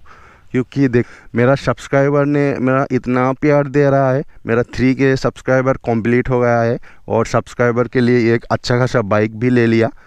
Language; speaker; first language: Hindi; non-native, local second language; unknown